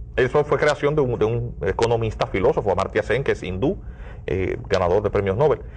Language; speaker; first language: Spanish; native; Spanish